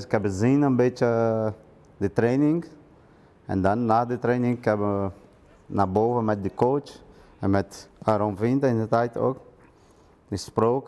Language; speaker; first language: Dutch; non-native, learner; Portuguese